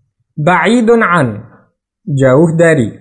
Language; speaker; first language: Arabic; non-native, fluent; Indonesian